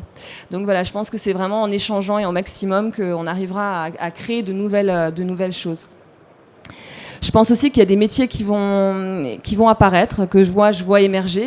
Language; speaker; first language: French; native; French